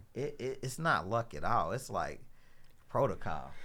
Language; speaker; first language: English; native; English